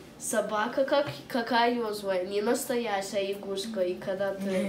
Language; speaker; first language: Russian; early bilingual, heritage; Russian